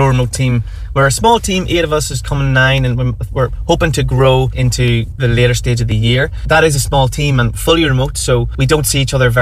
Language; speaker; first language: English; native; English